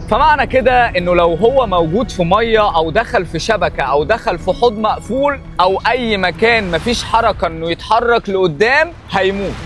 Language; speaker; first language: Egyptian Arabic; native; Egyptian Arabic